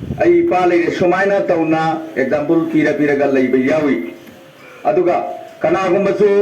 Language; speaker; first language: Manipuri; early bilingual, heritage; Manipuri